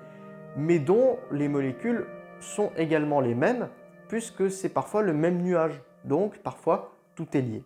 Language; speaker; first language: French; native; French